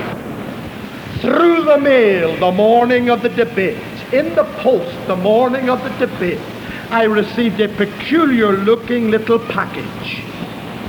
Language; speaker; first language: English; native; English